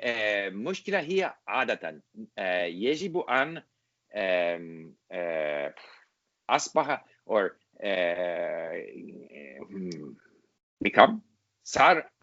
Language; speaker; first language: Arabic; non-native, learner; English